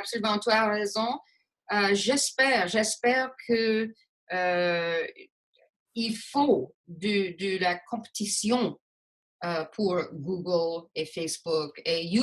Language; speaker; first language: French; non-native, local second language; English